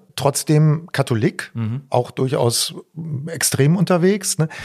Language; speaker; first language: German; native; German